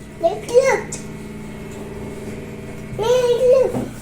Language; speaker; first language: Swedish; early bilingual, other home language; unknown